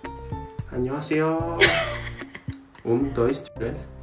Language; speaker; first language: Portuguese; non-native, learner; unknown